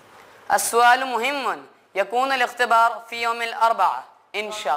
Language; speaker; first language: Arabic; non-native, learner; Urdu